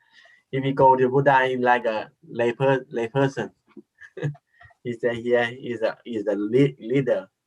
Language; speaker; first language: English; non-native, learner; Thai